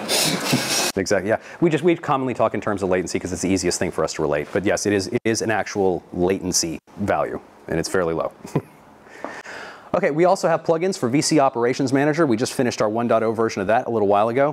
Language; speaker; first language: English; native; English